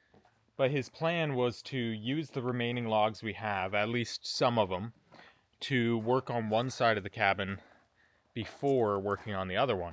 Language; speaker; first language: English; native; English